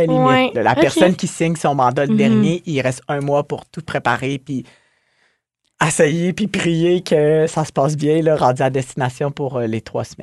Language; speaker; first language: French; native; French